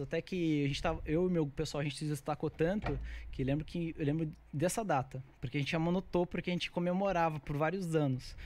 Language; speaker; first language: Portuguese; native; Portuguese